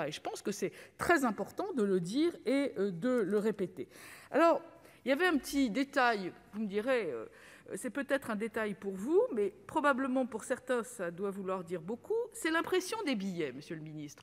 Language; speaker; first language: French; native; French